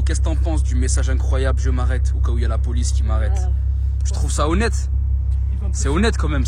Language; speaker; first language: French; native; French